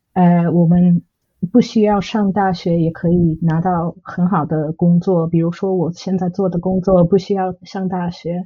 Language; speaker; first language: Chinese; non-native, fluent; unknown